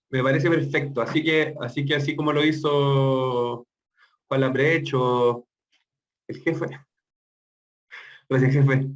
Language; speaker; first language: Spanish; native; Spanish